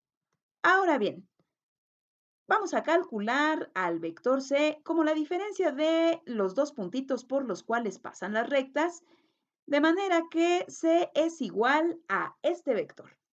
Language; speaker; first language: Spanish; native; Spanish